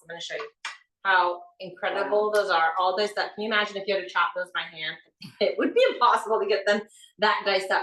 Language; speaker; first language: English; native; English